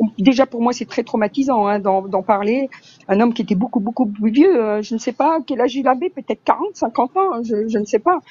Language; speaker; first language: French; early bilingual, other home language; Riffian